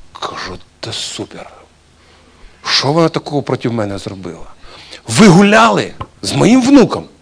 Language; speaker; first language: Ukrainian; non-native, local second language; Russian